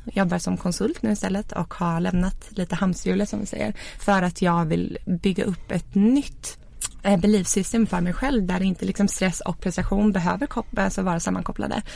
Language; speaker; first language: Swedish; native; Swedish